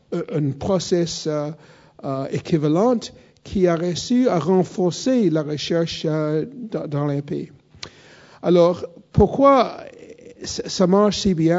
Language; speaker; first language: French; non-native, fluent; English